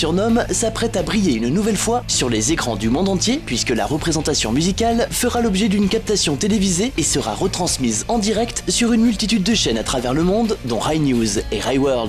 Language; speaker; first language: French; native; French